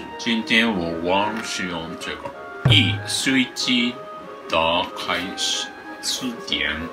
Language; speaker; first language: Chinese; non-native, learner; Japanese